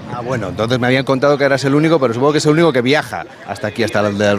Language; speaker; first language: Spanish; native; Spanish